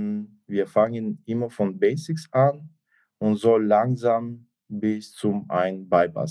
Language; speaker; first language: German; non-native, fluent; Bulgarian